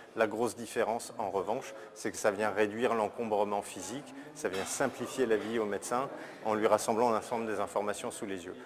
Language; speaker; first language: French; native; French